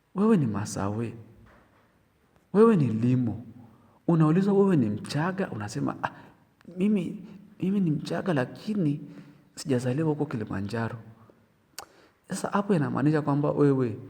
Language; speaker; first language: Swahili; non-native, local second language; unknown